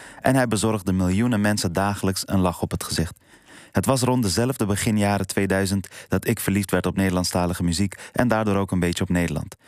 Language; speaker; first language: Dutch; early bilingual, other home language; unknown